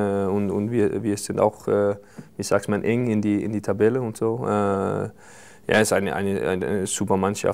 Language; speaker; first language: German; non-native, fluent; Danish